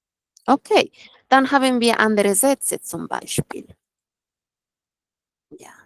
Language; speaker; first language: German; non-native, fluent; Spanish